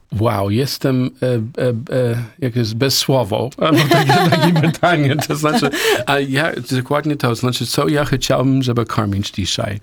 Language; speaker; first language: Polish; non-native, learner; English